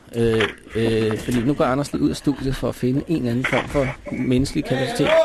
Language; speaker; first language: Danish; native; Danish